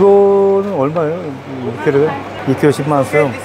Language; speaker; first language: Korean; native; Korean